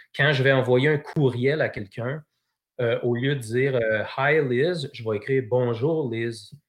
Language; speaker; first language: French; native; French